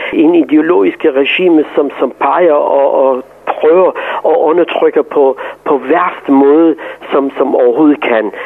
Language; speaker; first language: Danish; non-native, fluent; Persian